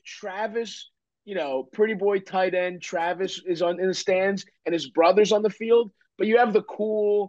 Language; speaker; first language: English; native; English